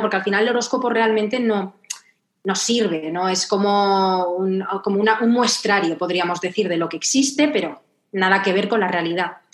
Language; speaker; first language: Spanish; native; Spanish